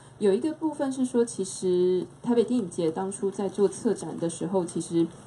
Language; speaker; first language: Chinese; native; Chinese